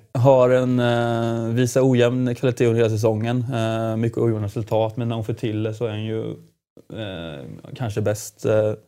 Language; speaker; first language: Swedish; native; Swedish